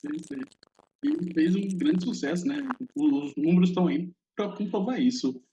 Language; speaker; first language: Portuguese; native; Portuguese